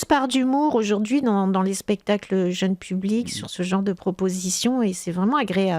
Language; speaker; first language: French; native; French